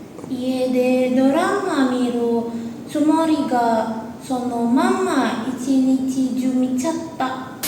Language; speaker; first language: Japanese; non-native, learner; Indonesian